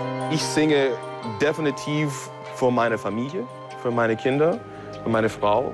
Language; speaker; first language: German; non-native, fluent; English